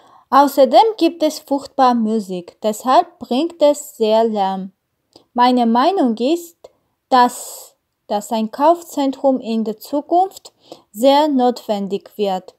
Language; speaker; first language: German; non-native, learner; Armenian